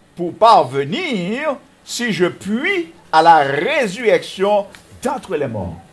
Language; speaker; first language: French; native; French